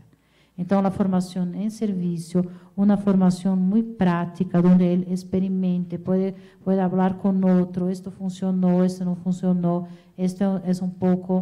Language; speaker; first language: Spanish; non-native, fluent; Portuguese